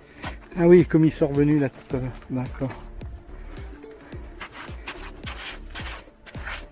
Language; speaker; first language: French; native; French